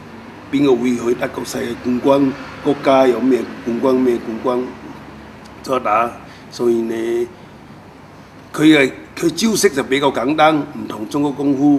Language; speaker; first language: Cantonese; non-native, local second language; Min Nan Chinese